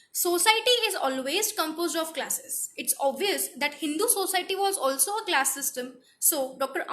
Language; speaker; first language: English; non-native, local second language; Marathi